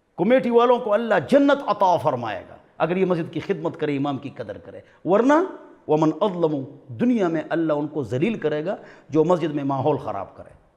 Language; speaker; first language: Urdu; non-native, local second language; Pashto